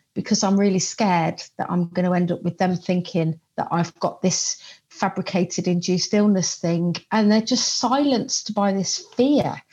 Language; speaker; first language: English; native; English